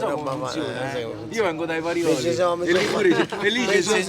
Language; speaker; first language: Italian; native; Italian